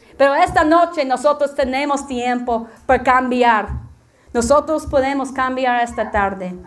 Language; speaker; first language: Spanish; non-native, learner; English